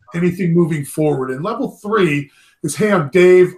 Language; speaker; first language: English; native; English